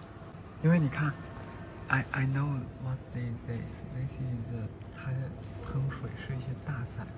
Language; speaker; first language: English; non-native, learner; Chinese